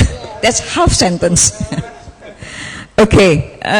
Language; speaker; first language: English; non-native, fluent; Indonesian